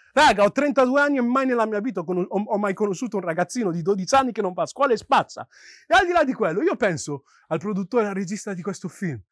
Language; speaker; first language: Italian; early bilingual, other home language; Yoruba